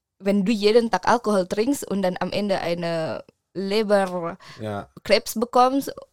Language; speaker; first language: German; non-native, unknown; Indonesian